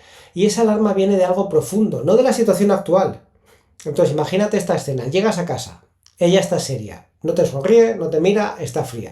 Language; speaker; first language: Spanish; native; Spanish